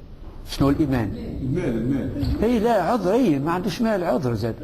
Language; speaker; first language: Arabic; native; Arabic